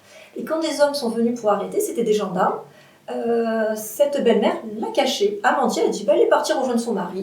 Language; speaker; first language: French; native; French